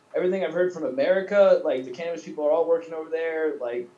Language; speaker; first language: English; native; English